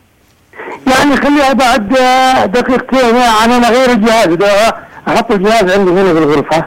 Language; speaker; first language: Arabic; native; Arabic